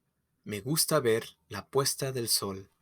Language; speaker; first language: Spanish; non-native, fluent; English